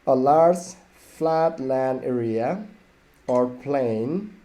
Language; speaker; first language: English; non-native, local second language; Nepali